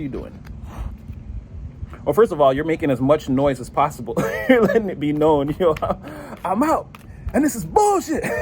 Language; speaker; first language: English; native; English